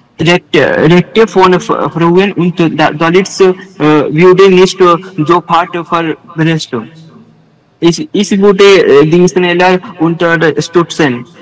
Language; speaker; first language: German; non-native, learner; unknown